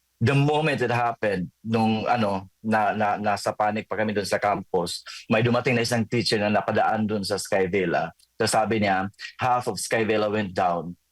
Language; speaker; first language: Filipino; non-native, local second language; Cebuano